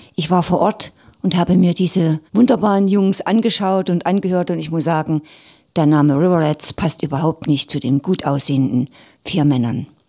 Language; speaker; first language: German; native; German